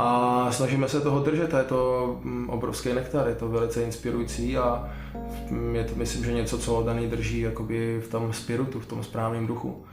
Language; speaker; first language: Czech; native; Czech